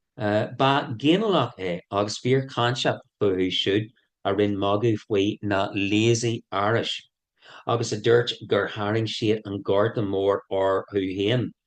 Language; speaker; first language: Irish; non-native, local second language; English